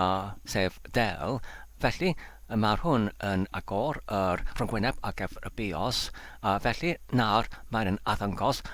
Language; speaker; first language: Welsh; non-native, learner; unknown